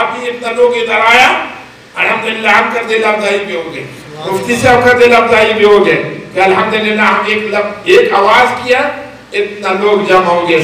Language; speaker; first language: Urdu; non-native, fluent; Pashto